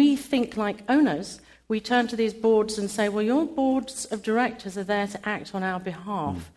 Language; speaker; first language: English; native; English